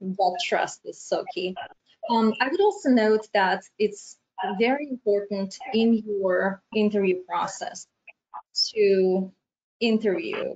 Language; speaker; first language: English; non-native, fluent; Romanian